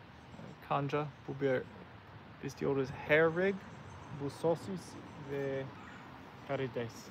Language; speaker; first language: Turkish; non-native, learner; English